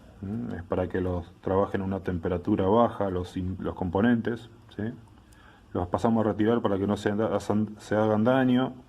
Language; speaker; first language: Spanish; native; Spanish